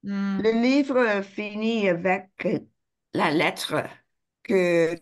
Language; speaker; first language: French; non-native, fluent; English